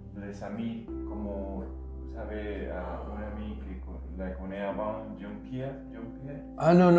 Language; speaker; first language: French; non-native, learner; Spanish